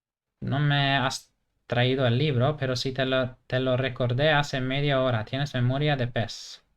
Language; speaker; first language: Spanish; non-native, fluent; English